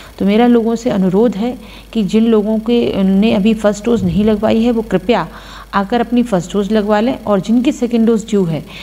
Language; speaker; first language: Hindi; native; Hindi